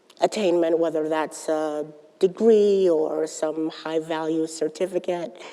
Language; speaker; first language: English; native; English